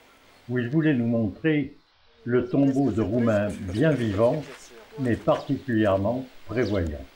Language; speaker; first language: French; native; French